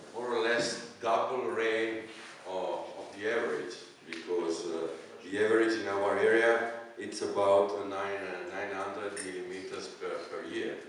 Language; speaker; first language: English; non-native, fluent; Italian